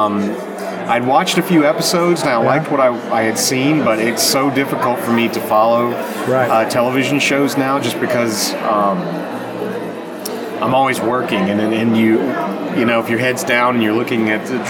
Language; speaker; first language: English; native; English